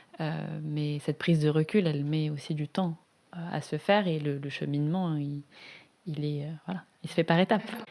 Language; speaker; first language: French; native; French